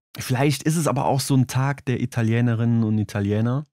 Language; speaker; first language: German; native; German